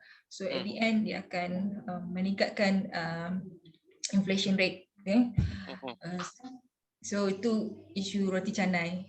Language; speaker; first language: Malay; native; Malay